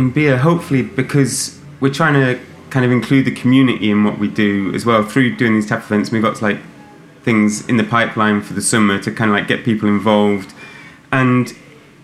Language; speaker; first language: English; native; English